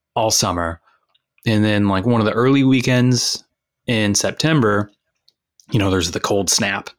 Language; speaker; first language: English; native; English